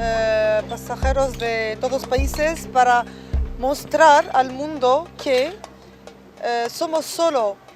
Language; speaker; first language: Spanish; non-native, fluent; Arabic